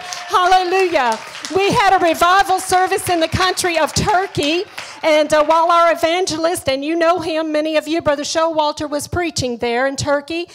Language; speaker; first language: English; native; English